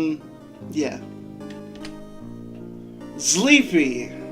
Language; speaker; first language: English; native; English